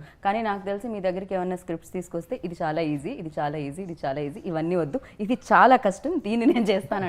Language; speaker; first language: Telugu; native; Telugu